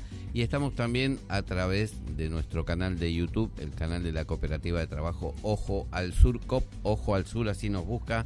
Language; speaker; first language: Spanish; native; Spanish